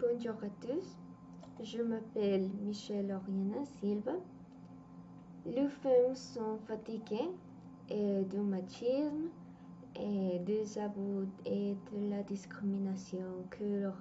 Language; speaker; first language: French; non-native, learner; Spanish